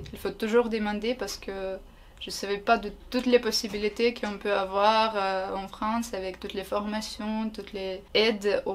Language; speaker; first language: French; non-native, learner; Ukrainian